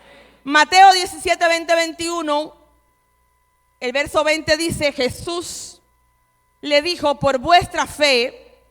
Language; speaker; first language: Spanish; native; Spanish